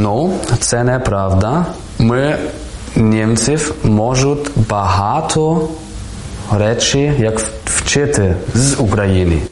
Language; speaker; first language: Ukrainian; non-native, learner; German